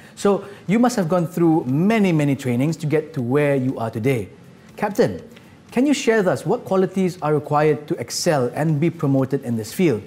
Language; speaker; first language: English; non-native, local second language; Malay